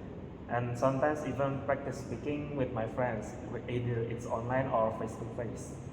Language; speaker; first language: English; non-native, learner; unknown